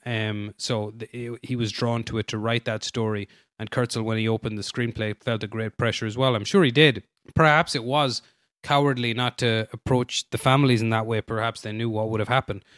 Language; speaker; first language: English; native; English